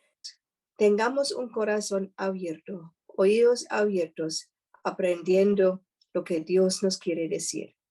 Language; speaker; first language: Spanish; non-native, fluent; German